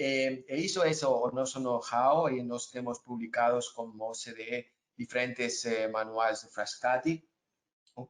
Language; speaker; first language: Portuguese; non-native, learner; Spanish